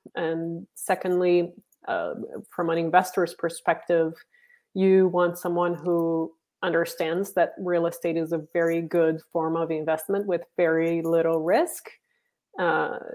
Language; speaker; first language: English; non-native, fluent; Portuguese